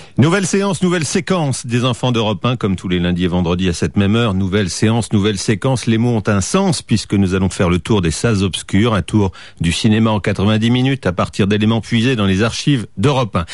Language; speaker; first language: French; native; French